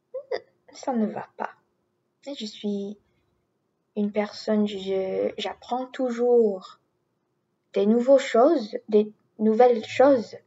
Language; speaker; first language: French; non-native, learner; English